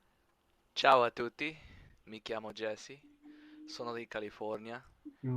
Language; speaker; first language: Italian; non-native, learner; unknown